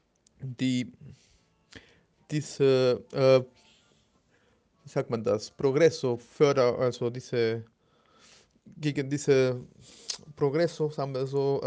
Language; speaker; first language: German; non-native, fluent; Spanish